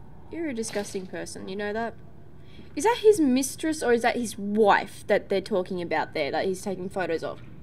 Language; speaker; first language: English; native; English